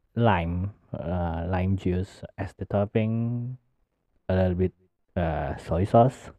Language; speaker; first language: English; non-native, learner; Indonesian